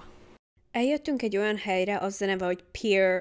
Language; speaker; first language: Hungarian; early bilingual, heritage; Hungarian